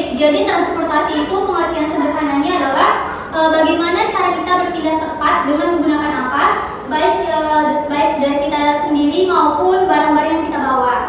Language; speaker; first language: Indonesian; native; Indonesian